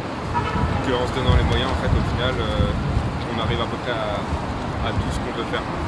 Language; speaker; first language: French; native; French